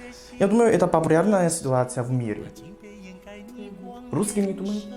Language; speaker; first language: Russian; non-native, learner; Chinese